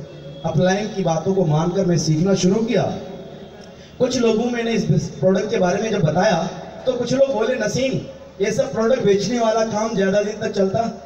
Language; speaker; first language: Hindi; native; Hindi